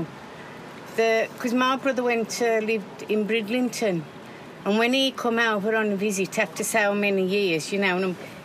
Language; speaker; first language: English; non-native, local second language; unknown